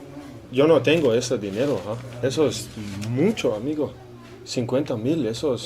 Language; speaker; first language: Spanish; non-native, learner; English